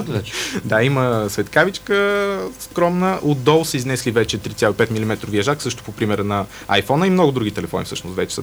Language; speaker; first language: Bulgarian; native; Bulgarian